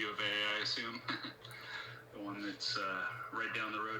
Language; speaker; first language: English; native; English